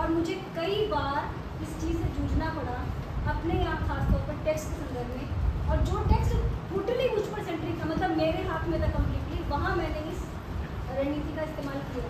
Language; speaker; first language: Hindi; native; Hindi